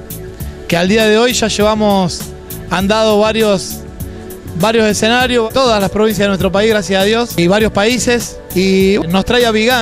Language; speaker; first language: Spanish; native; Spanish